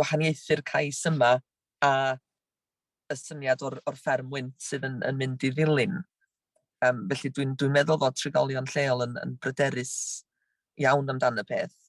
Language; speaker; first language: Welsh; native; Welsh